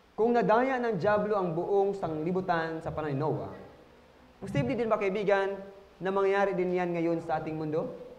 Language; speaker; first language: Filipino; non-native, local second language; Cebuano